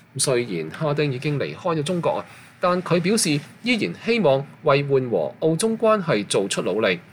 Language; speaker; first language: Chinese; non-native, local second language; Cantonese